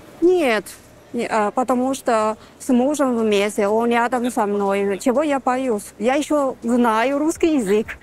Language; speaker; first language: Russian; non-native, fluent; Chinese